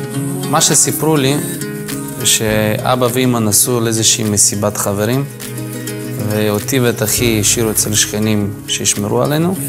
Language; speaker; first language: Hebrew; non-native, fluent; Russian